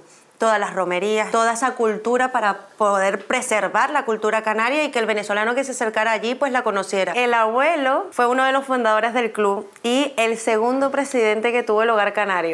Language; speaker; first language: Spanish; native; Spanish